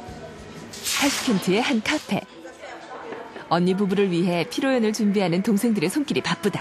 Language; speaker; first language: Korean; native; Korean